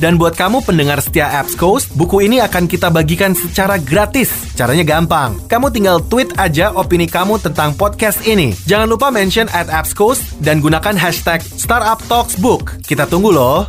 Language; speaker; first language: Indonesian; non-native, local second language; Javanese